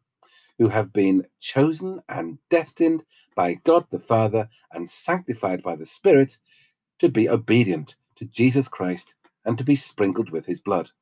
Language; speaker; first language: English; native; English